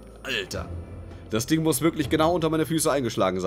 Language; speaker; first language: German; native; German